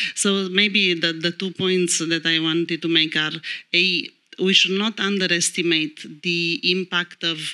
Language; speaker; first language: English; non-native, fluent; Romanian